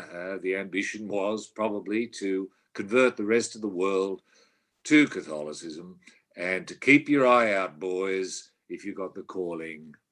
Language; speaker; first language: English; native; English